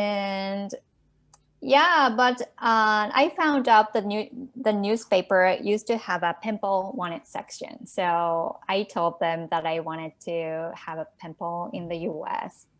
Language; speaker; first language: English; non-native, fluent; Japanese